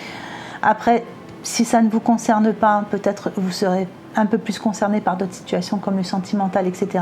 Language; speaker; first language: French; native; French